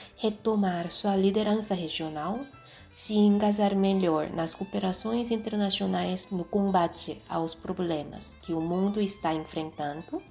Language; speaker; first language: Portuguese; non-native, fluent; Korean